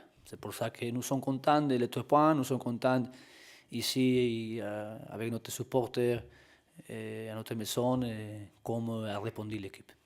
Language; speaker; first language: French; non-native, learner; Spanish